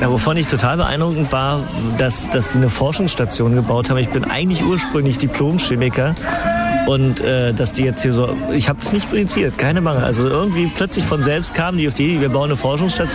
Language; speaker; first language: German; native; German